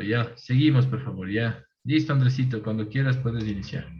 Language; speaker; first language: Spanish; native; Spanish